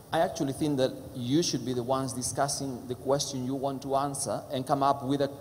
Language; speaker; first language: English; non-native, fluent; Spanish